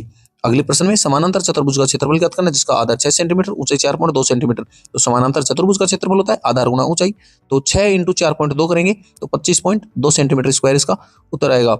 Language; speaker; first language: Hindi; native; Hindi